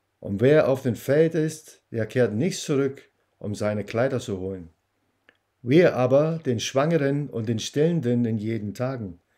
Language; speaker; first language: German; non-native, fluent; English